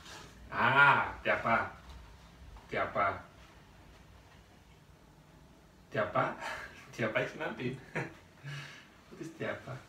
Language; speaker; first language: Indonesian; non-native, learner; Spanish